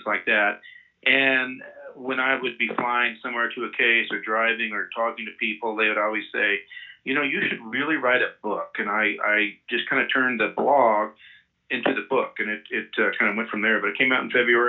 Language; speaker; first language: English; native; English